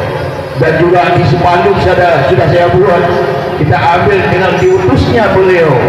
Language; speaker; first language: Indonesian; native; Indonesian